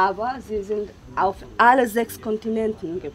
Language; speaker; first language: German; non-native, learner; Bosnian